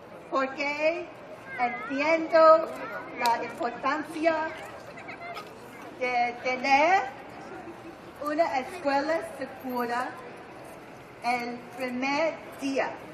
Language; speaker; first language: Spanish; non-native, learner; English